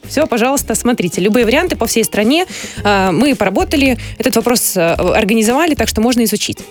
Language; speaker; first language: Russian; native; Russian